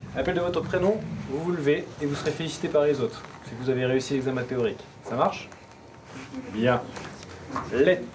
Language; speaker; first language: French; native; French